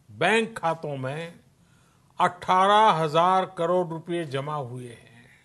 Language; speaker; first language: Hindi; non-native, local second language; Gujarati